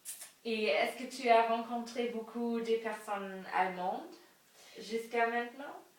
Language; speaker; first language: French; non-native, learner; German